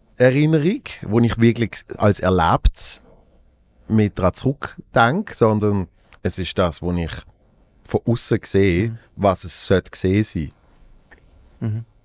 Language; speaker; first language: German; native; German